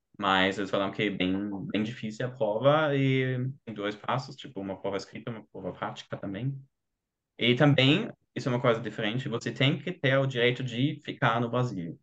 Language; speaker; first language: Portuguese; non-native, fluent; German